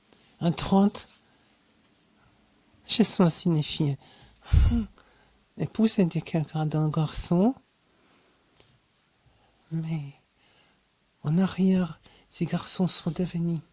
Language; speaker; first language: French; non-native, learner; German